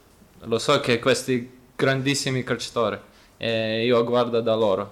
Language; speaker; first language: Italian; non-native, learner; Ukrainian